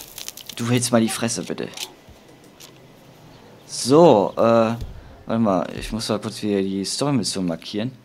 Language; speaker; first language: German; native; German